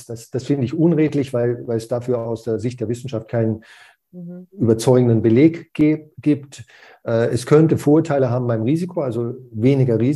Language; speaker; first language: German; native; German